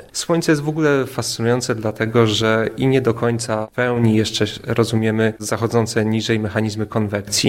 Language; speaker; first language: Polish; native; Polish